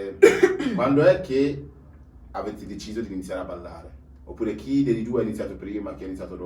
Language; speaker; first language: Italian; native; Italian